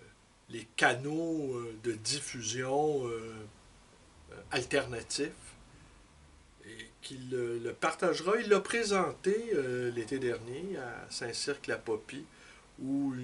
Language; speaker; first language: French; native; French